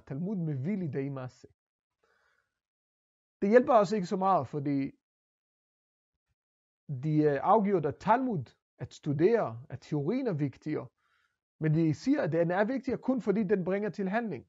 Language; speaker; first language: Danish; non-native, fluent; Hebrew